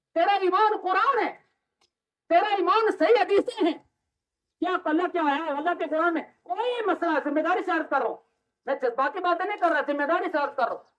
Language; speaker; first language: Urdu; non-native, local second language; Kashmiri